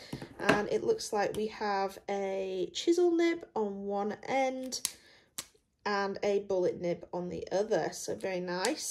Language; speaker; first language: English; native; English